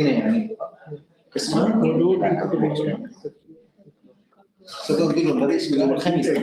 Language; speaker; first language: Arabic; native; Arabic